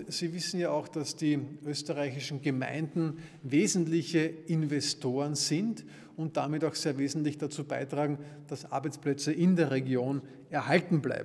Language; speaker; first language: German; native; German